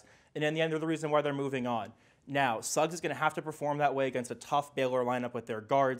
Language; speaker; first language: English; native; English